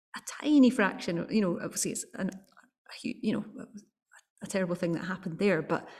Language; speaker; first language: English; native; English